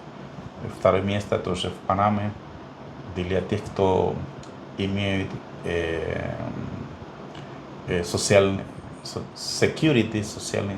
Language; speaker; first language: Russian; non-native, fluent; Spanish